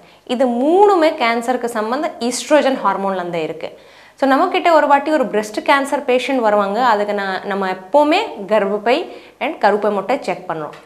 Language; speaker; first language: Tamil; non-native, fluent; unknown